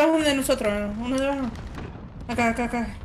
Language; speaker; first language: Spanish; early bilingual, other home language; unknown